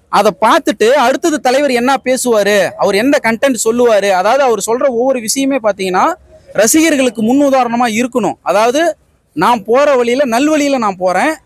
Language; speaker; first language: Tamil; native; Tamil